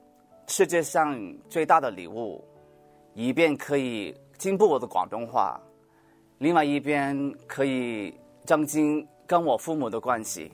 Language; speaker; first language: Chinese; early bilingual, heritage; Cantonese